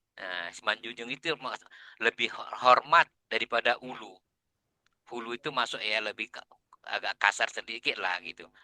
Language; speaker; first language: Indonesian; non-native, local second language; Batak Toba